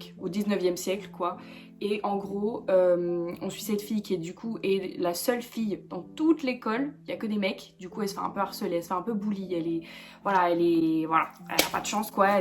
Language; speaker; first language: French; native; French